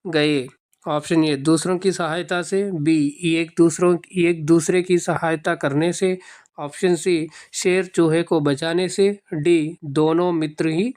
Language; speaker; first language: Hindi; non-native, local second language; Telugu